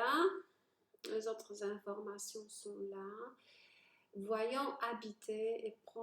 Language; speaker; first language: French; non-native, fluent; Polish